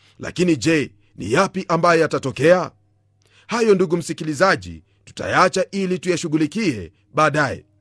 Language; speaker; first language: Swahili; non-native, local second language; Luyia